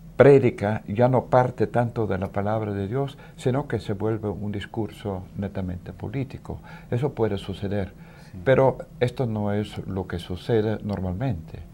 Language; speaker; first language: Spanish; non-native, fluent; Dutch